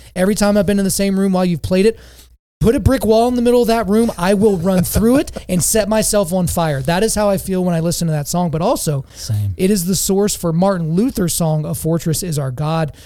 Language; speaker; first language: English; native; English